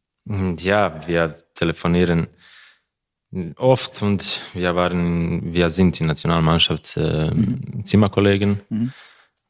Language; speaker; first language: German; non-native, learner; Croatian